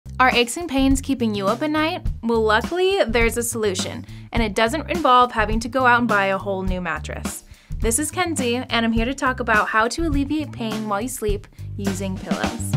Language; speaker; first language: English; native; English